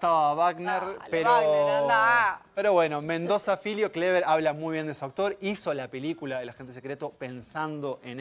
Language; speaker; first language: Spanish; native; Spanish